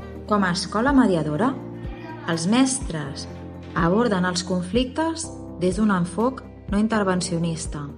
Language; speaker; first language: Catalan; native; Catalan